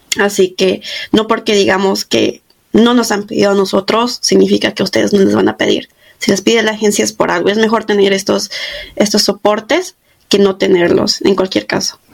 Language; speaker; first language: Spanish; native; Spanish